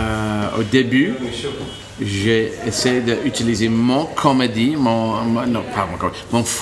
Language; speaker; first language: French; non-native, learner; English